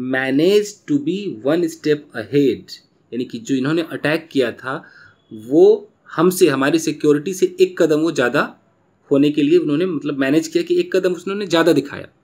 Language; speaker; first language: Hindi; native; Hindi